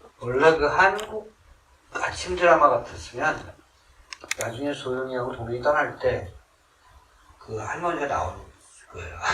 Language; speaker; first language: Korean; native; Korean